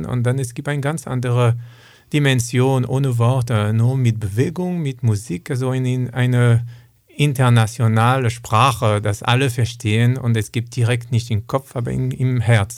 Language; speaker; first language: German; non-native, learner; French